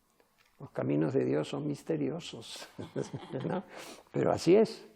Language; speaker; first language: Spanish; native; Spanish